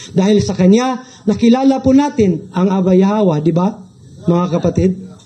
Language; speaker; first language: Filipino; non-native, local second language; Cebuano